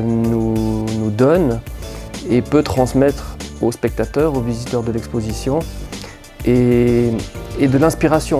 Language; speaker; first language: French; native; French